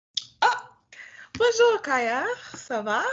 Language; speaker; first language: French; non-native, learner; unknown